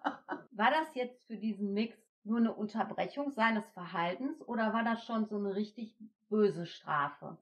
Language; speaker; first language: German; native; German